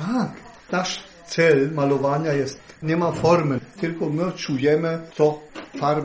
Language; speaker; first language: Polish; non-native, learner; German